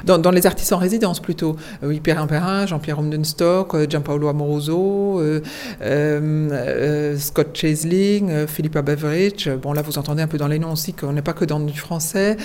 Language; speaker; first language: French; native; French